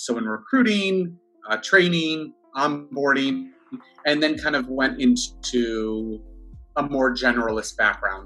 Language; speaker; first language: English; native; English